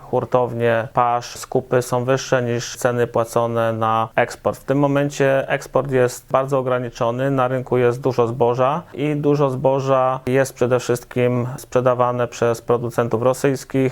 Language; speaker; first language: Polish; native; Polish